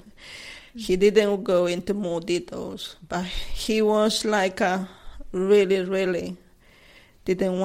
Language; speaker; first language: English; non-native, learner; Spanish